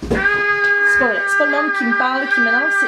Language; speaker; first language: French; native; French